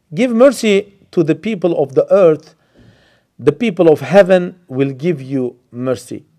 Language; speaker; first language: English; non-native, fluent; Turkish